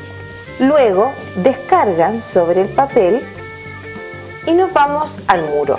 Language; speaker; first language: Spanish; native; Spanish